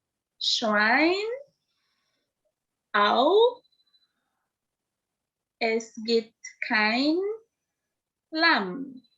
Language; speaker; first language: German; non-native, learner; English